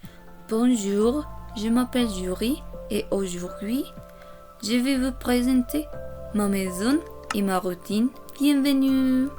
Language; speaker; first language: French; non-native, learner; Korean